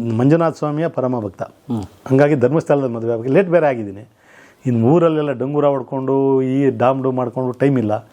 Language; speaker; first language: Kannada; native; Kannada